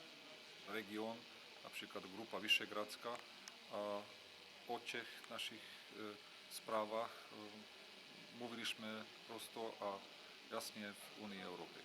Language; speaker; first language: Polish; non-native, fluent; Hungarian